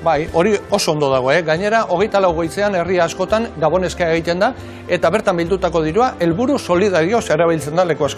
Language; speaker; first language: Basque; native; Basque